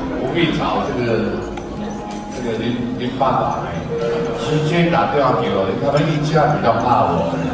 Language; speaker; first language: Chinese; non-native, local second language; Min Nan Chinese